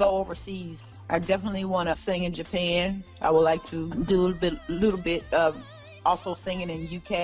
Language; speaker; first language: English; native; English